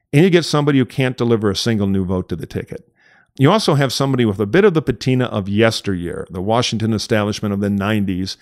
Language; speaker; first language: English; native; English